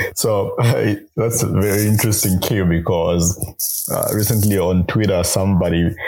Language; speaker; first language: English; non-native, local second language; Bemba